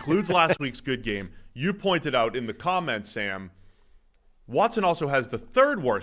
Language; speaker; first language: English; native; English